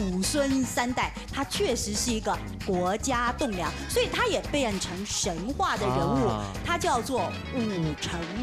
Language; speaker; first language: Chinese; native; Chinese